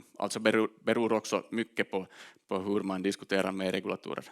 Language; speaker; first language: Swedish; non-native, local second language; Finnish